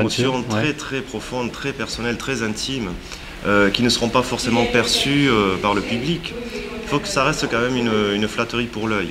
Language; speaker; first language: French; native; French